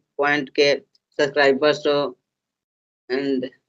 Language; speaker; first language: English; non-native, learner; Hindi